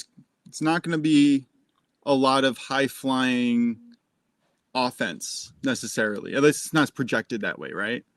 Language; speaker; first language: English; native; English